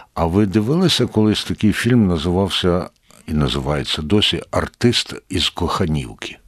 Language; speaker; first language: Ukrainian; native; Ukrainian